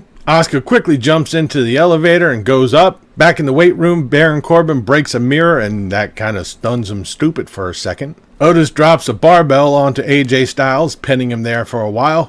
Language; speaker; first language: English; native; English